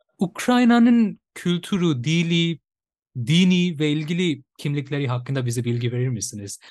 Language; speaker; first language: Turkish; non-native, fluent; Bangla